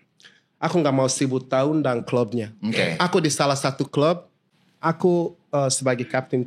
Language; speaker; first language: Indonesian; non-native, fluent; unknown